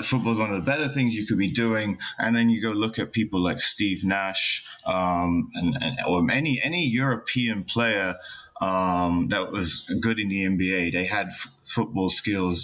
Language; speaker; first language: English; native; English